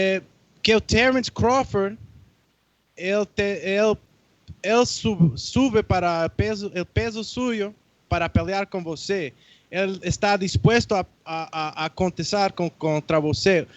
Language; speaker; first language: Portuguese; non-native, fluent; Spanish